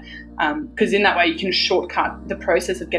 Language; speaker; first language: English; early bilingual, other home language; German